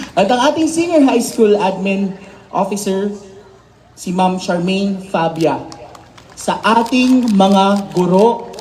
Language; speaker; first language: Filipino; native; Filipino